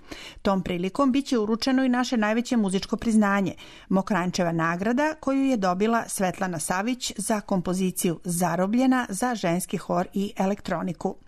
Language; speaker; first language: Serbian; native; Serbian